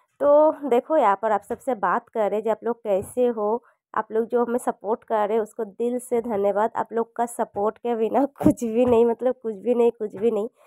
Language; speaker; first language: Hindi; non-native, local second language; Bangla